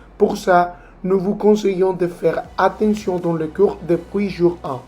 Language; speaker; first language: French; non-native, learner; Spanish